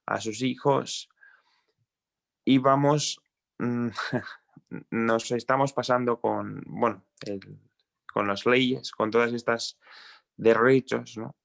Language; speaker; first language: Spanish; non-native, fluent; Croatian